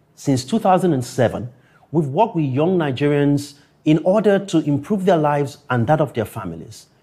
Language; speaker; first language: English; non-native, local second language; Yoruba